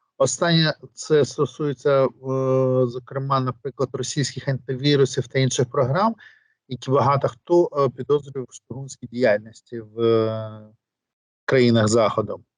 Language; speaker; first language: Ukrainian; native; Ukrainian